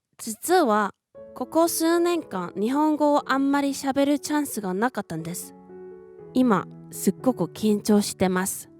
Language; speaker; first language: Japanese; non-native, fluent; Korean